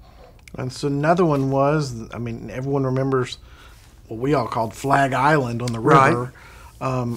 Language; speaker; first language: English; native; English